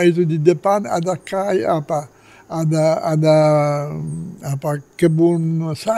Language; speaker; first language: Indonesian; non-native, fluent; Polish